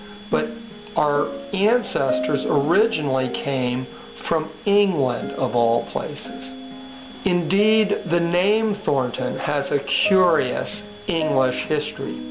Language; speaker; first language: English; native; English